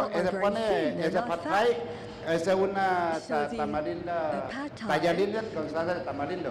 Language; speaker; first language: Spanish; non-native, learner; Thai